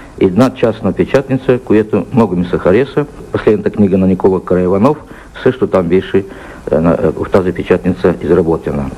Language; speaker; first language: Bulgarian; early bilingual, heritage; Bulgarian